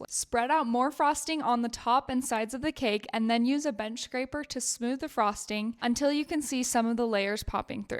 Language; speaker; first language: English; native; English